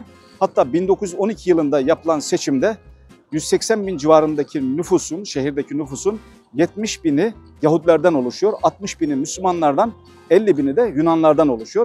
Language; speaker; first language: Turkish; native; Turkish